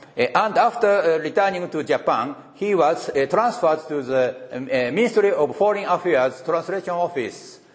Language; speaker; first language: English; non-native, fluent; Japanese